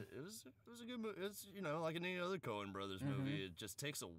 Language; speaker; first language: English; native; English